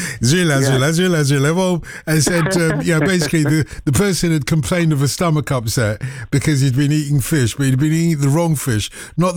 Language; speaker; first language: English; non-native, local second language; Yoruba